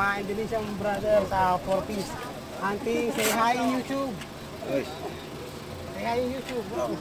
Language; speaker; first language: English; non-native, learner; Filipino